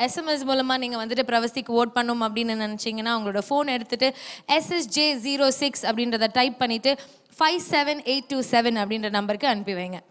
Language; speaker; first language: Tamil; native; Tamil